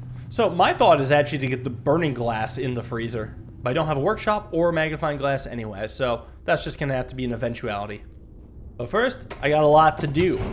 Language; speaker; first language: English; native; English